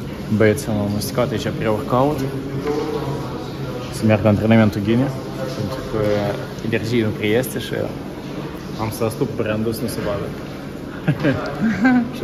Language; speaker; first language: Romanian; native; Romanian